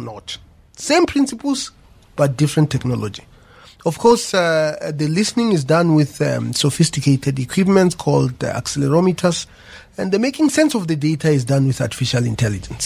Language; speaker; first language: English; non-native, local second language; Venda